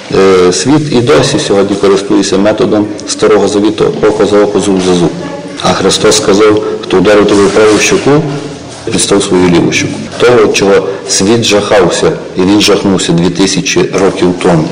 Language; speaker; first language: Ukrainian; native; Ukrainian